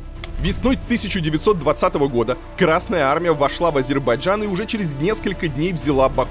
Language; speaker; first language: Russian; native; Russian